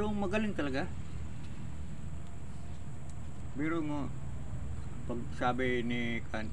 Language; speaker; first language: Filipino; non-native, local second language; Surigaonon